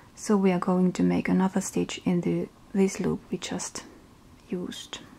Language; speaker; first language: English; non-native, fluent; Finnish